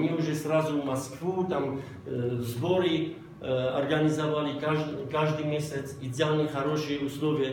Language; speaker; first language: Russian; non-native, local second language; Armenian